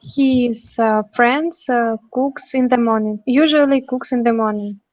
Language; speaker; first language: English; non-native, learner; Russian